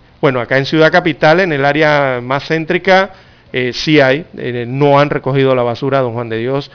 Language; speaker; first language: Spanish; native; Spanish